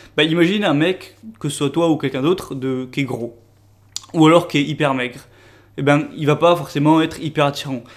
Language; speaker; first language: French; native; French